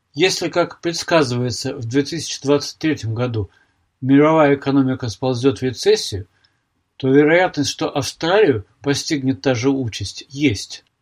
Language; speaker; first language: Russian; native; Russian